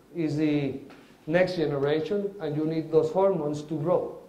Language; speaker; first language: English; non-native, fluent; Spanish